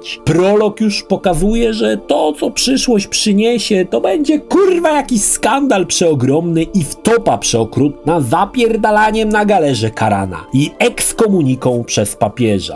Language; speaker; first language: Polish; native; Polish